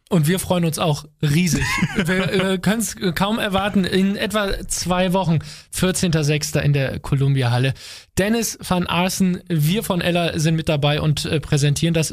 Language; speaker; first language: German; native; German